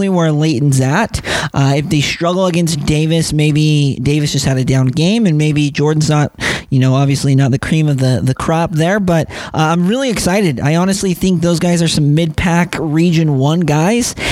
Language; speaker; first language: English; native; English